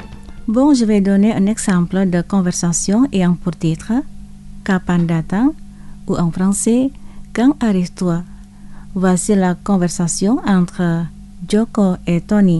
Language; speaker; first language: French; non-native, fluent; Indonesian